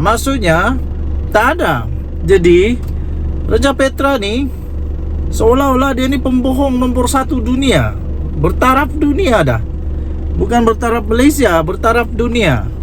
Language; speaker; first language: Malay; native; Malay